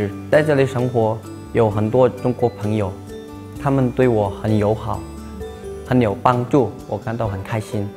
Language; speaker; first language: Chinese; non-native, fluent; Indonesian